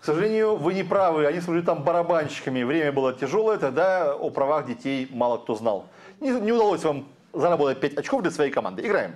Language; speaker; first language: Russian; native; Russian